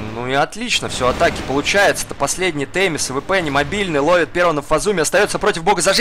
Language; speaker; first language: Russian; native; Russian